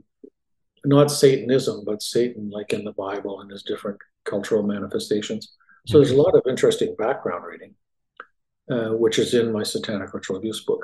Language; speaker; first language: English; native; English